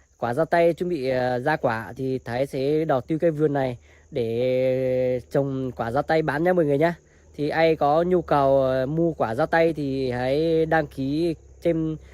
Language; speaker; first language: Vietnamese; non-native, local second language; Hmong